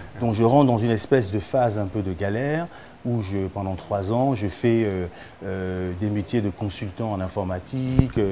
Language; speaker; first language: French; early bilingual, other home language; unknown